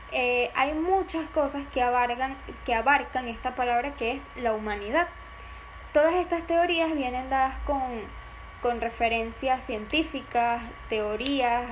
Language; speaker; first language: Spanish; native; Spanish